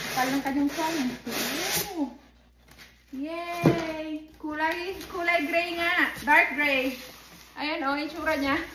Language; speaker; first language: Filipino; native; Filipino